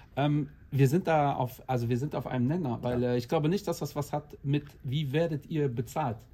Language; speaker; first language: German; non-native, fluent; Portuguese